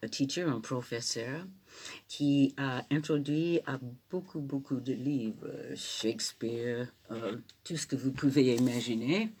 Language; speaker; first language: French; non-native, fluent; English